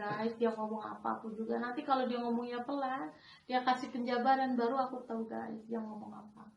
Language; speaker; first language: Indonesian; non-native, local second language; Javanese